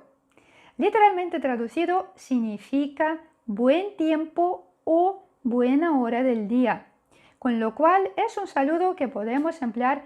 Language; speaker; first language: Spanish; non-native, fluent; Russian